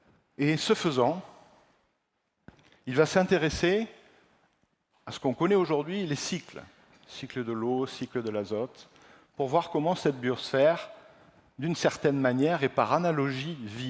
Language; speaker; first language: French; native; French